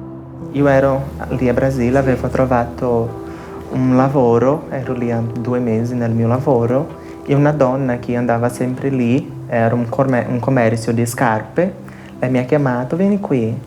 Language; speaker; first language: Italian; non-native, fluent; Portuguese